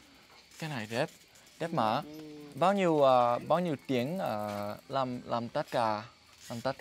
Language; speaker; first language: Vietnamese; non-native, learner; English